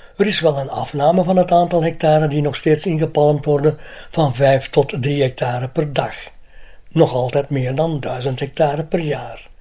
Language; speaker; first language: Dutch; native; Dutch